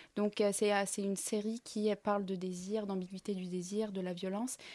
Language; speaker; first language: French; non-native, local second language; Arabic